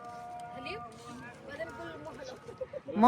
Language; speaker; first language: Arabic; non-native, learner; Hindi